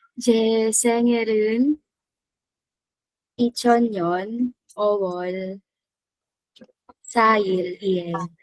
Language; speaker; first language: Korean; non-native, learner; Filipino